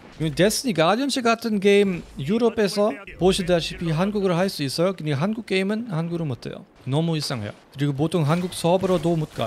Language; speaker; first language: Korean; non-native, fluent; German